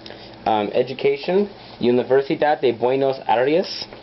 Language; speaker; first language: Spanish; non-native, learner; English